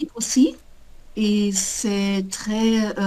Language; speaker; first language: French; non-native, learner; German